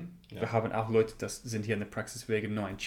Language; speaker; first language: German; non-native, learner; English